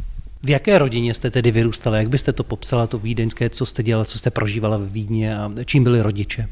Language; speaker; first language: Czech; native; Czech